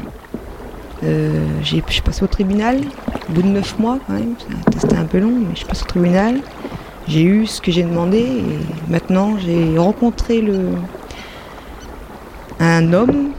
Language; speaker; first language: French; native; French